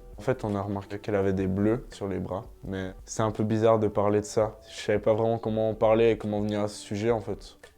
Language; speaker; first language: French; native; French